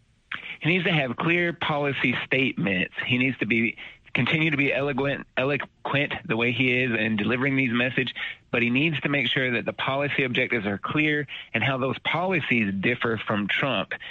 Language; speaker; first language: English; native; English